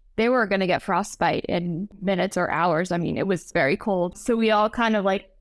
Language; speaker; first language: English; native; English